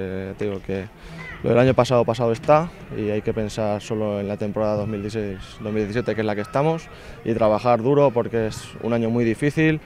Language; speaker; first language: Spanish; native; Spanish